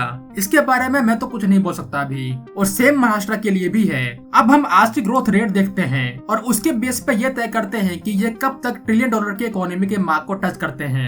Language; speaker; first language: Hindi; native; Hindi